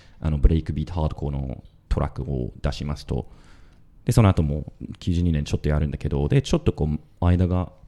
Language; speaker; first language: Japanese; non-native, fluent; English